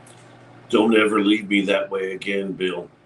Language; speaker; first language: English; native; English